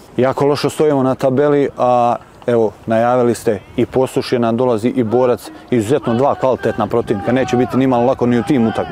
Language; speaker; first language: Croatian; native; Croatian